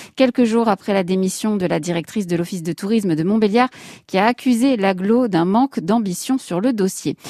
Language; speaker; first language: French; native; French